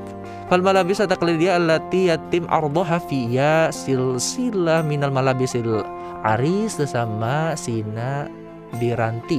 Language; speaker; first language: Arabic; non-native, fluent; Indonesian